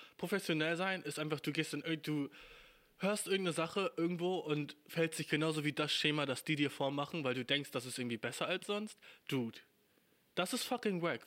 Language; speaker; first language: German; native; German